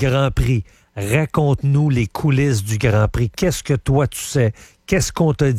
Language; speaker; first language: French; native; French